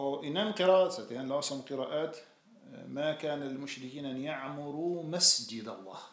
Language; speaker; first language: Danish; non-native, fluent; Arabic